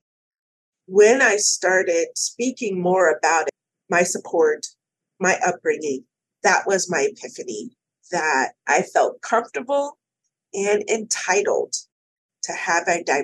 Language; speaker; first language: English; native; English